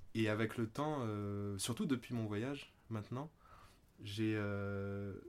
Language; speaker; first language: French; native; French